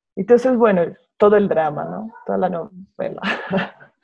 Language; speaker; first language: Spanish; non-native, fluent; Portuguese